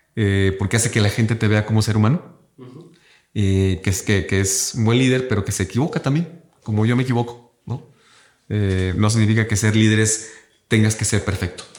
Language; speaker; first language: Spanish; native; Spanish